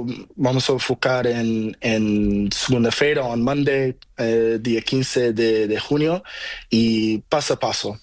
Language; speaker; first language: Spanish; non-native, learner; Portuguese